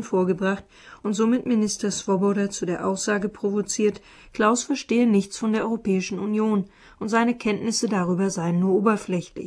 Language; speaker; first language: German; native; German